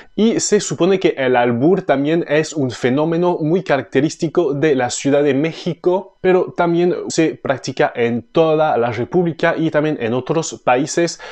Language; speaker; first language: Spanish; non-native, fluent; French